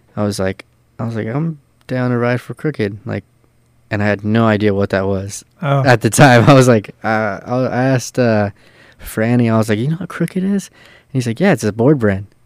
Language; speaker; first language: English; native; English